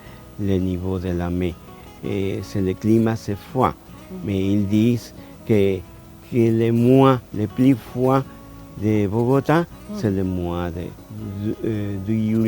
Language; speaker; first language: French; non-native, fluent; Spanish